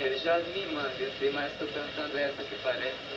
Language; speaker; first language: Portuguese; native; Portuguese